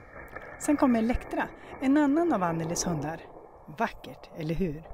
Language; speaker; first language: Swedish; native; Swedish